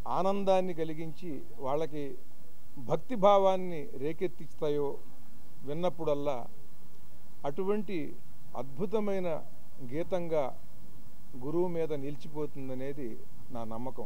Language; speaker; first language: Telugu; native; Telugu